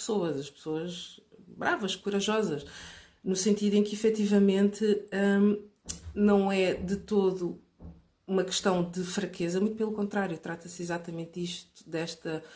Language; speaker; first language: Portuguese; native; Portuguese